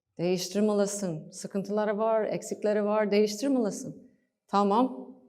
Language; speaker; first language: Turkish; non-native, fluent; English